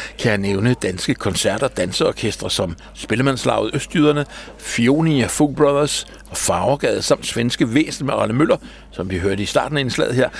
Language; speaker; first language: Danish; native; Danish